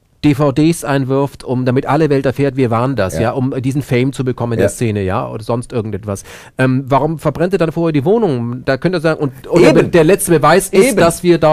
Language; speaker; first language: German; native; German